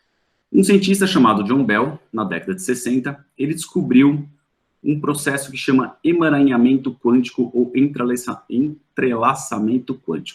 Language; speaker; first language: Portuguese; native; Portuguese